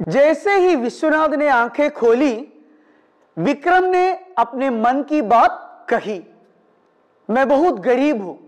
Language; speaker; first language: Hindi; non-native, local second language; Malayalam